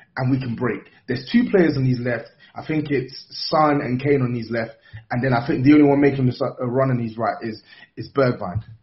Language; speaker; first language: English; native; English